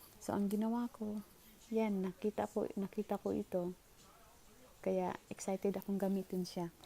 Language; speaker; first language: Filipino; non-native, local second language; Cebuano